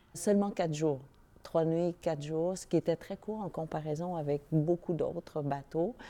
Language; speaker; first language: French; early bilingual, other home language; Vietnamese